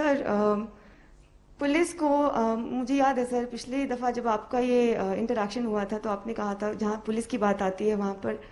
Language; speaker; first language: Hindi; native; Hindi